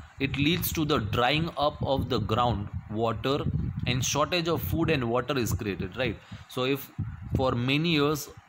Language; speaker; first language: English; non-native, local second language; Gujarati